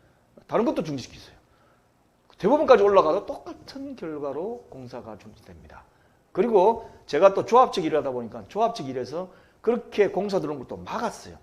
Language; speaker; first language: Korean; native; Korean